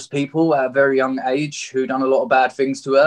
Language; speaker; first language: English; native; English